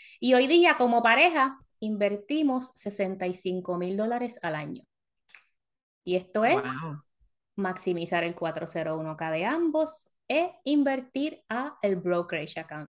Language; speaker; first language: Spanish; early bilingual, heritage; Spanish